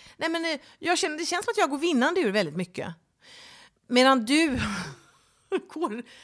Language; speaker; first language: Swedish; native; Swedish